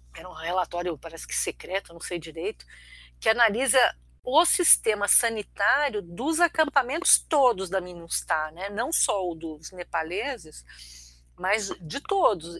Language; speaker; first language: Portuguese; early bilingual, other home language; Armenian